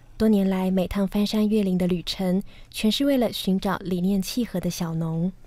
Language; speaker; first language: Chinese; native; Chinese